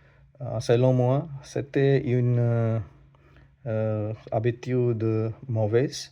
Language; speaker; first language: French; non-native, learner; Hindi